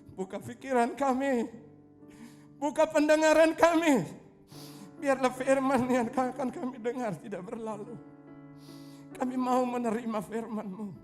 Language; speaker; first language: Indonesian; non-native, local second language; Tetum